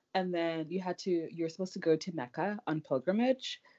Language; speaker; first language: English; non-native, local second language; Yoruba